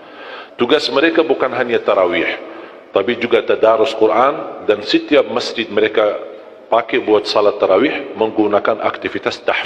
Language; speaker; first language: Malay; non-native, fluent; Arabic